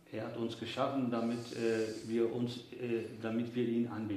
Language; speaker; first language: German; early bilingual, other home language; Turkish